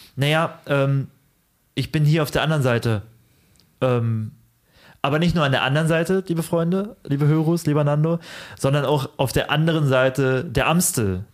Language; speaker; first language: German; early bilingual, other home language; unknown